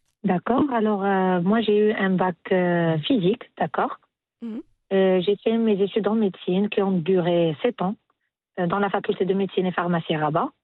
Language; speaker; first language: French; non-native, local second language; Arabic